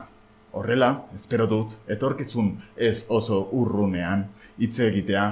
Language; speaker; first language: Basque; non-native, learner; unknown